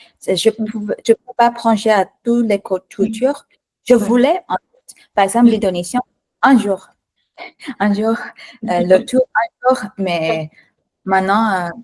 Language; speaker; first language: French; non-native, learner; Thai